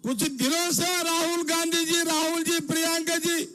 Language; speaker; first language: Hindi; non-native, local second language; Telugu